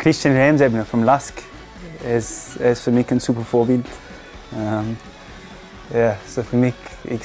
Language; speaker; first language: German; non-native, learner; English